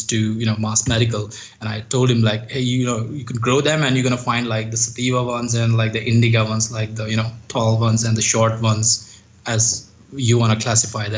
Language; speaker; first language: English; non-native, local second language; Hindi